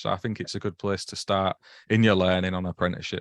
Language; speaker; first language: English; native; English